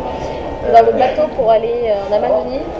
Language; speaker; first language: French; native; French